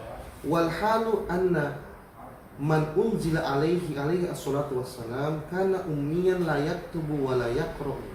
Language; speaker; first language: Arabic; non-native, fluent; Indonesian